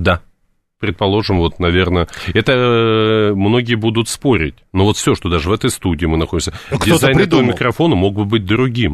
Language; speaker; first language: Russian; native; Russian